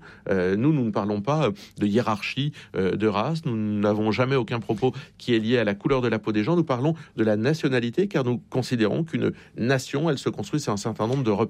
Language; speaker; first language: French; native; French